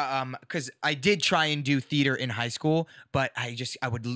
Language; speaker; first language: English; native; English